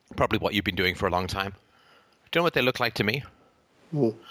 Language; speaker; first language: English; native; English